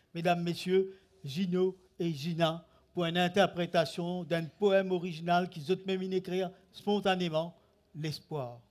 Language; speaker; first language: French; non-native, local second language; Morisyen